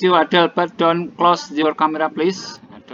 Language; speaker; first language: English; non-native, learner; Indonesian